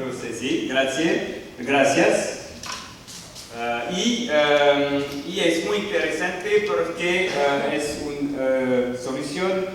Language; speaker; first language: Spanish; non-native, learner; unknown